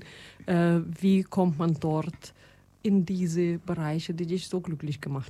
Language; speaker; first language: German; non-native, fluent; Russian